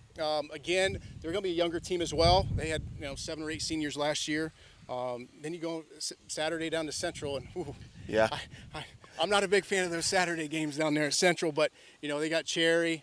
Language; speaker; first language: English; native; English